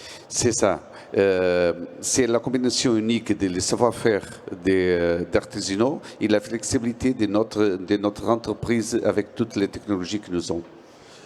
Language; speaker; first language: French; non-native, learner; Portuguese